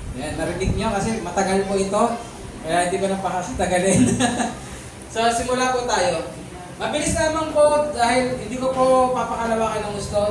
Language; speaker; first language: Filipino; native; Filipino